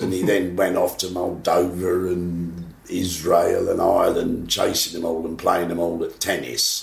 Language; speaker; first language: English; native; English